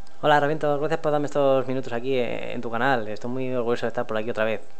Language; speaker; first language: Spanish; native; Spanish